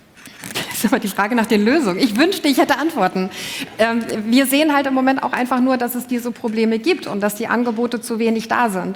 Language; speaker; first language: German; native; German